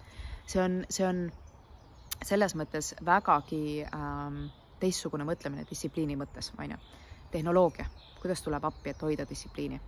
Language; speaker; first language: Estonian; native; Estonian